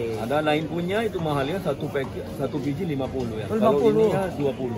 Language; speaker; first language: Indonesian; non-native, learner; Hindi